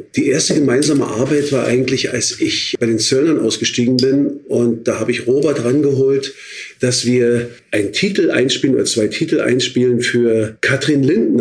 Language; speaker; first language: German; native; German